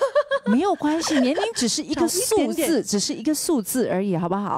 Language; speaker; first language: Chinese; native; Chinese